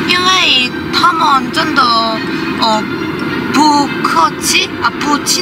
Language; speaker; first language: Chinese; non-native, fluent; Korean